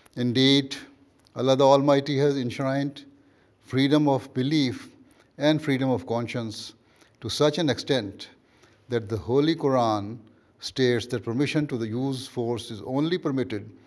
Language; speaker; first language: English; non-native, local second language; Urdu